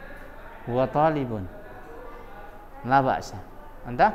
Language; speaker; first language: Arabic; non-native, fluent; Indonesian